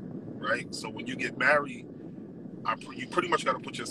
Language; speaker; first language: English; native; English